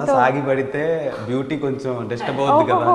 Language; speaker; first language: Telugu; native; Telugu